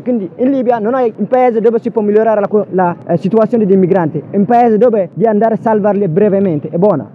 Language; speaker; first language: Italian; non-native, fluent; Tigrinya